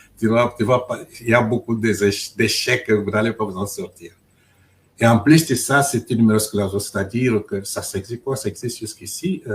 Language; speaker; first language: French; non-native, local second language; Luba-Lulua